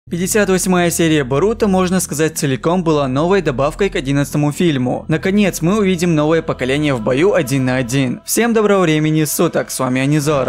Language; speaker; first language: Russian; native; Russian